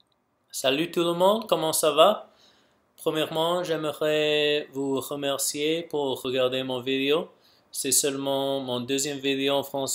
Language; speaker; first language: French; non-native, local second language; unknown